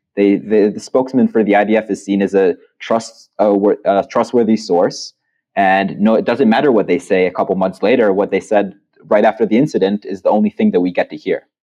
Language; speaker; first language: English; non-native, fluent; Hebrew